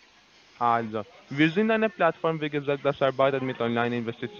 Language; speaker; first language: German; non-native, learner; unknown